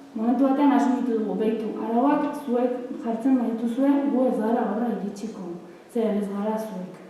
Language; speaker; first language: Basque; native; Basque